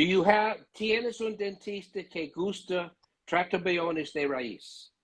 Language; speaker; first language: Spanish; non-native, learner; English